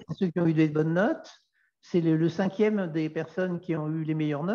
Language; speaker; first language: French; native; French